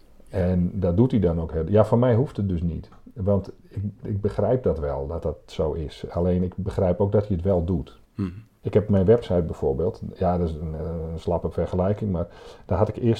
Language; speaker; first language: Dutch; native; Dutch